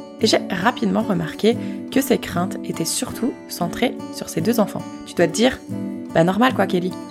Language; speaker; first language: French; native; French